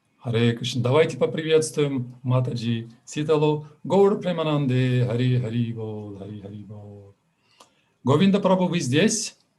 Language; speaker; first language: Russian; native; Russian